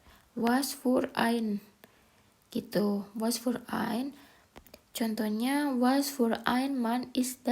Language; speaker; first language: German; non-native, learner; Indonesian